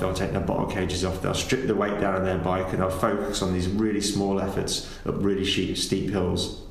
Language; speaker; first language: English; native; English